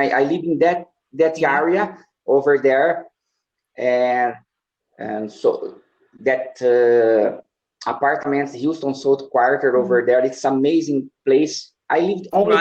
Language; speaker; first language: English; non-native, learner; Portuguese